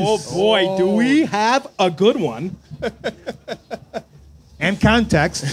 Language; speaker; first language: English; native; English